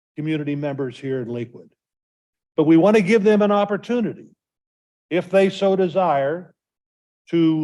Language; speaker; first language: English; native; English